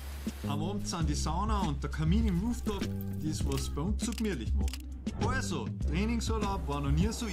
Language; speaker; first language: German; native; German